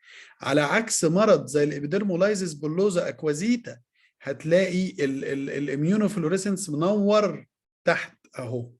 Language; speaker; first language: Arabic; native; Arabic